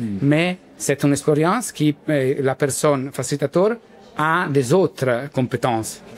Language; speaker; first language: French; non-native, learner; Italian